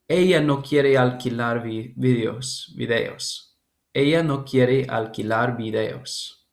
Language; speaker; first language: Spanish; non-native, fluent; English